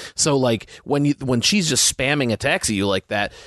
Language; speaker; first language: English; native; English